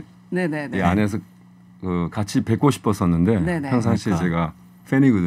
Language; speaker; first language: Korean; native; Korean